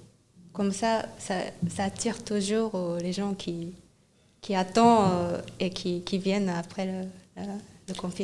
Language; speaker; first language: French; non-native, fluent; Japanese